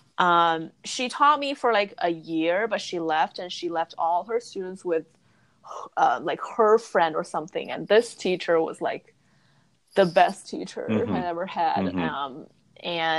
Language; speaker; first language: English; non-native, fluent; Chinese